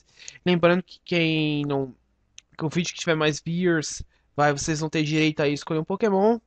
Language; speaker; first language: Portuguese; native; Portuguese